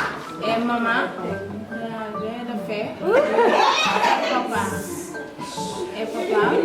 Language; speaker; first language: French; non-native, local second language; Wolof